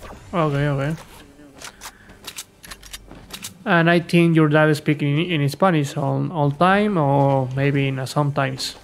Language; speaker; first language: English; non-native, learner; Spanish